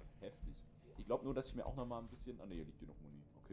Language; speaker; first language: German; native; German